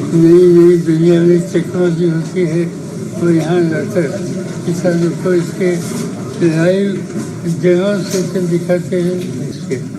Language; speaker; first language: Hindi; non-native, local second language; Marathi